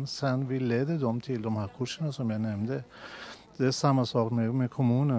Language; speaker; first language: Swedish; non-native, fluent; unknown